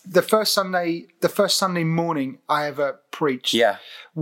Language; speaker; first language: English; native; English